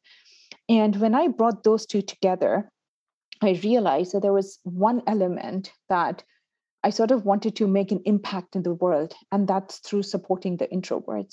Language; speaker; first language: English; non-native, local second language; Urdu